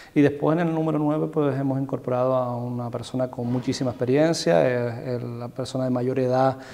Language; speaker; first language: Spanish; native; Spanish